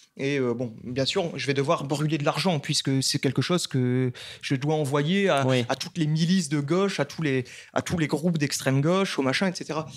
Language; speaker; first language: French; native; French